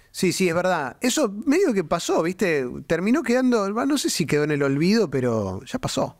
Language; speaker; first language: Spanish; native; Spanish